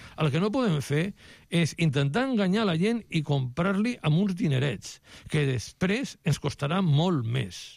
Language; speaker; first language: Catalan; non-native, local second language; Spanish